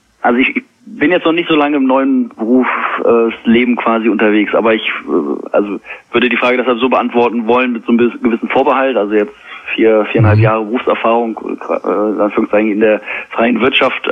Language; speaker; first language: German; native; German